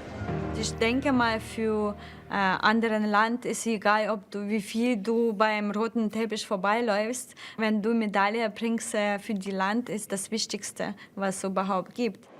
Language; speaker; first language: German; non-native, fluent; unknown